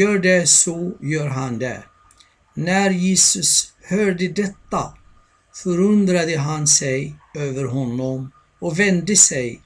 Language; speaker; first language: Swedish; non-native, fluent; Arabic